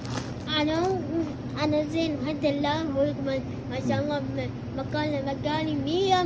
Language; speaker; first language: Arabic; native; Arabic